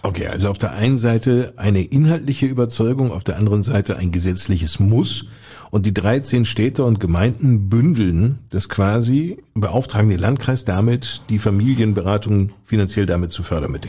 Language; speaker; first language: German; native; German